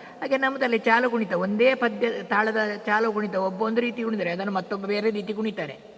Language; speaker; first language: Kannada; non-native, local second language; Tulu